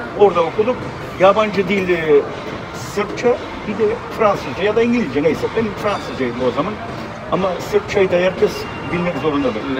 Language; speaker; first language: Turkish; early bilingual, heritage; Turkish